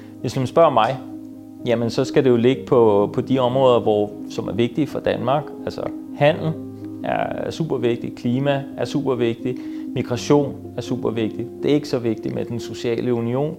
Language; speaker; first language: Danish; native; Danish